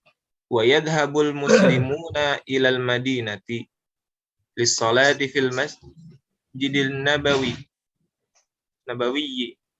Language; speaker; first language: Arabic; non-native, learner; Indonesian